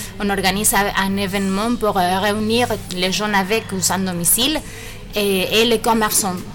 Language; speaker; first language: French; non-native, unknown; Spanish